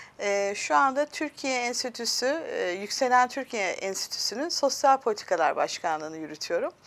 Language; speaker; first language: Turkish; early bilingual, heritage; Turkish